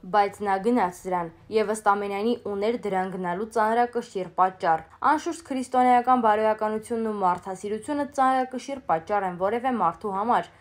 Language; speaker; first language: Armenian; native; Armenian